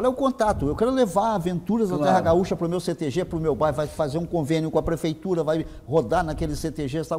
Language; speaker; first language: Portuguese; native; Portuguese